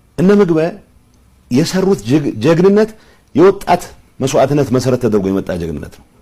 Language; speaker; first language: Amharic; non-native, local second language; Tigrinya